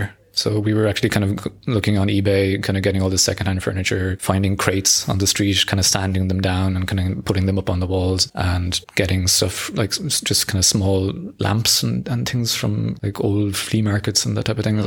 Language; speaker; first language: English; native; English